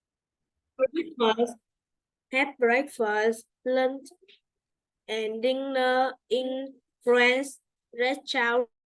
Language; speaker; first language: English; non-native, learner; Vietnamese